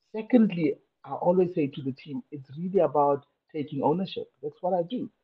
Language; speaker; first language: English; non-native, local second language; Tswana